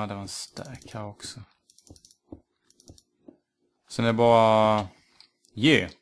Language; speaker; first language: Swedish; native; Swedish